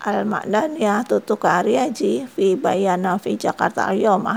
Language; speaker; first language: Arabic; non-native, fluent; Indonesian